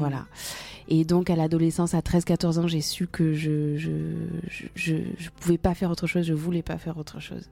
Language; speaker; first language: French; native; French